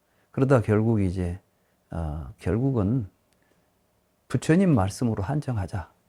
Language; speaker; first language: Korean; native; Korean